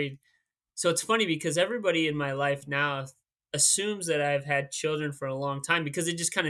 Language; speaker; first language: English; native; English